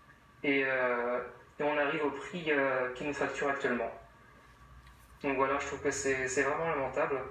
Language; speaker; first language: French; native; French